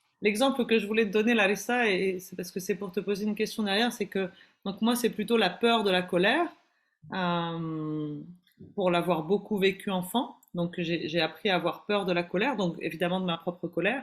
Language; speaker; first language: French; native; French